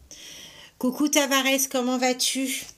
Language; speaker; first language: French; native; French